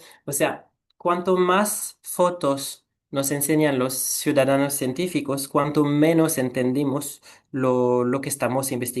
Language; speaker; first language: Spanish; non-native, fluent; French